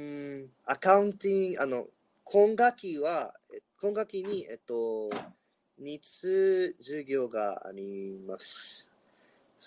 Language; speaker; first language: Japanese; non-native, learner; Spanish